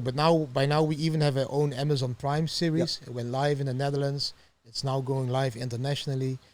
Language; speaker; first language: English; non-native, fluent; Dutch